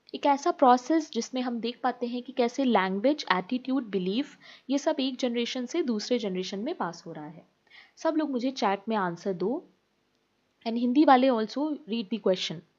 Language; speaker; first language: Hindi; native; Hindi